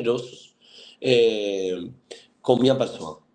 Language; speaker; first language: Portuguese; non-native, fluent; Spanish